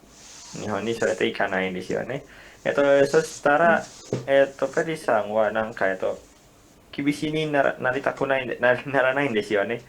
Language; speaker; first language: Japanese; non-native, learner; Indonesian